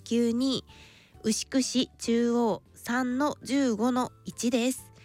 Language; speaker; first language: Japanese; native; Japanese